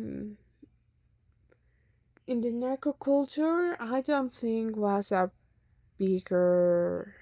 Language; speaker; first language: English; non-native, learner; Spanish